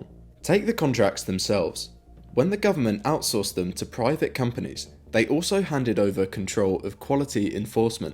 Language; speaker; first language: English; native; English